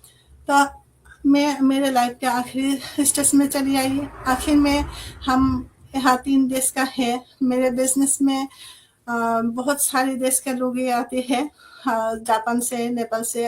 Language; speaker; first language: Hindi; non-native, fluent; Bangla